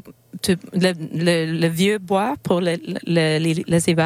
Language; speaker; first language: French; non-native, learner; Swedish